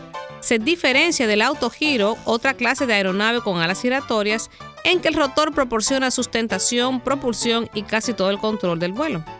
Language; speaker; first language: Spanish; native; Spanish